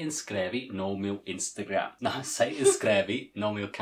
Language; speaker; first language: Portuguese; non-native, learner; English